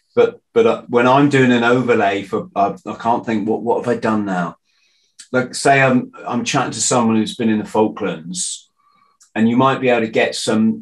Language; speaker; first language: English; native; English